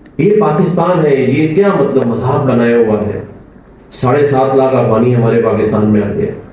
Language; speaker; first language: Urdu; native; Urdu